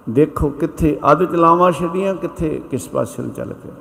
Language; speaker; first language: Punjabi; native; Punjabi